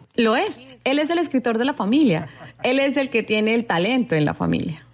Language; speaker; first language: Spanish; non-native, fluent; English